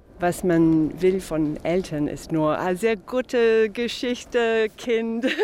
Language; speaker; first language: German; non-native, fluent; English